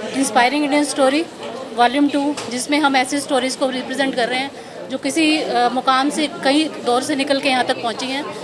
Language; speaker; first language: Hindi; native; Hindi